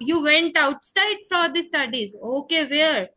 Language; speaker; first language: English; non-native, fluent; Hindi